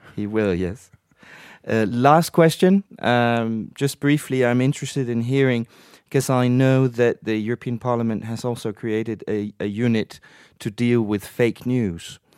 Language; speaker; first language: English; non-native, fluent; Danish